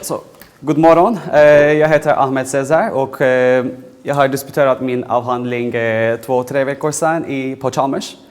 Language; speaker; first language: Swedish; non-native, fluent; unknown